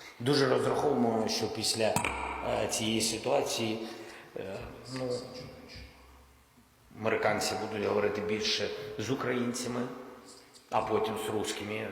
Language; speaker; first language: Ukrainian; non-native, local second language; Russian